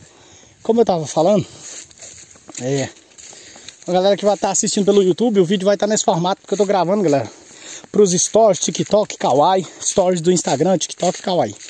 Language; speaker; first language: Portuguese; native; Portuguese